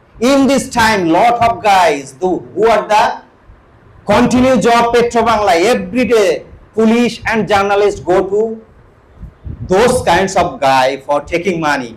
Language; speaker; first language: English; non-native, local second language; Bangla